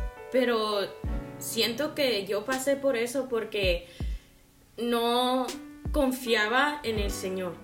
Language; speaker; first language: Spanish; early bilingual, heritage; Spanish